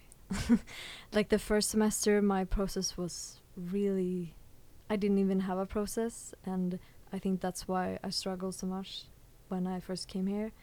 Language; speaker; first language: English; early bilingual, other home language; Swedish